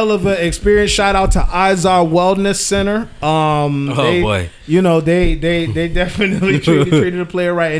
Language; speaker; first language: English; native; English